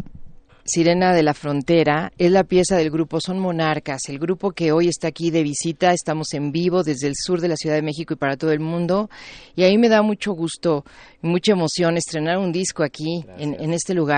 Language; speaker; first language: Spanish; native; Spanish